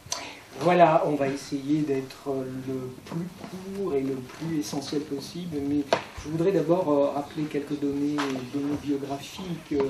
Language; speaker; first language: French; native; French